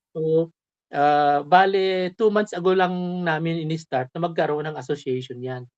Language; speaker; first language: Filipino; non-native, local second language; Bikol